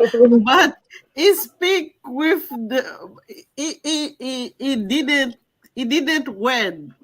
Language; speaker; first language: English; non-native, learner; French